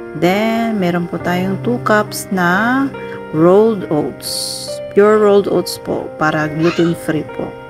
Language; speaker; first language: Filipino; non-native, local second language; Cebuano